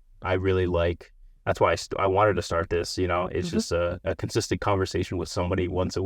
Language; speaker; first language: English; native; English